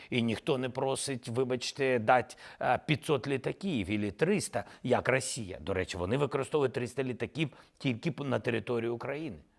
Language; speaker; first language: Ukrainian; non-native, local second language; Russian